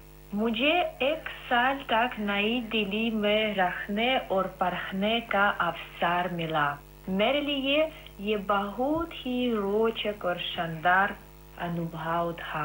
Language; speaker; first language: Hindi; non-native, fluent; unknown